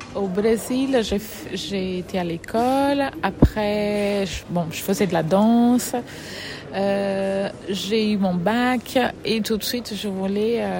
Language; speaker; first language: French; non-native, fluent; Portuguese